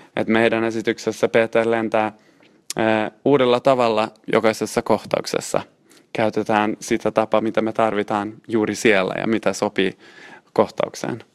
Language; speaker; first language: Finnish; non-native, local second language; Swedish